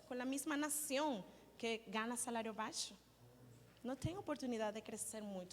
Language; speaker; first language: Portuguese; non-native, learner; Spanish